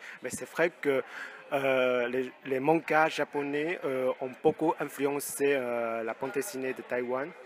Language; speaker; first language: French; non-native, fluent; Chinese